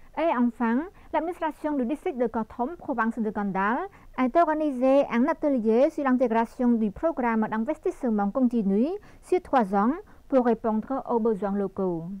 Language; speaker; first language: French; non-native, fluent; Khmer